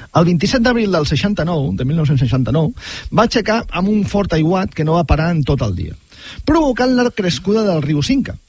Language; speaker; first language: Catalan; native; Catalan